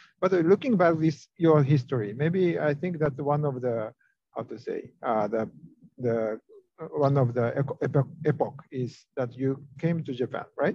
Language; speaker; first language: English; non-native, fluent; Japanese